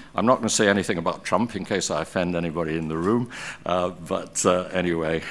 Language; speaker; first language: English; native; English